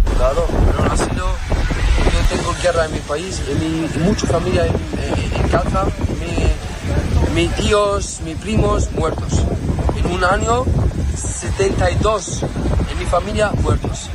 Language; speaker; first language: Spanish; non-native, learner; Arabic